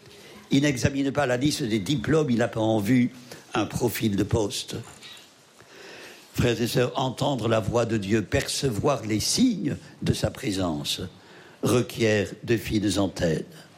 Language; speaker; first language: French; native; French